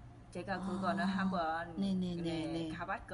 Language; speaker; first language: Korean; non-native, fluent; Vietnamese